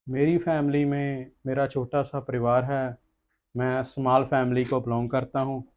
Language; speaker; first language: Hindi; non-native, local second language; Punjabi